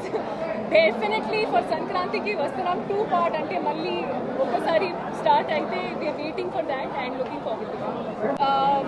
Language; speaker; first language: Telugu; non-native, fluent; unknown